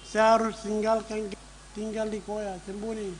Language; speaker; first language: Indonesian; non-native, local second language; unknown